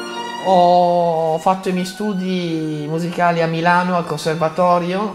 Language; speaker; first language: Italian; native; Italian